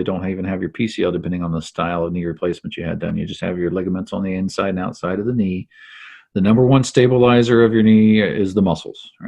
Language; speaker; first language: English; native; English